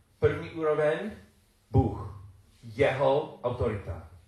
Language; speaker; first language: Czech; non-native, learner; English